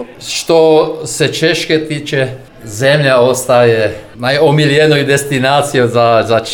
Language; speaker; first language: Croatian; non-native, fluent; Czech